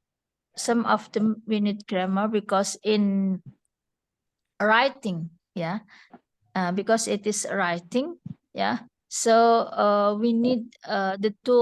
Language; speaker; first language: English; non-native, fluent; Indonesian